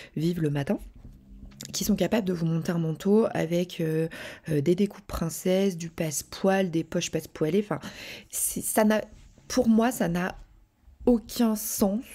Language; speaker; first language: French; native; French